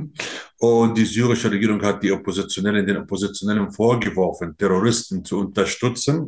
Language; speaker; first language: German; non-native, fluent; Arabic